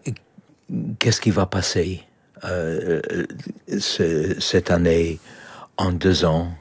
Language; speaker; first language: French; non-native, learner; Polish